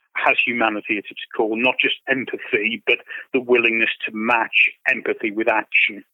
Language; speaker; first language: English; native; English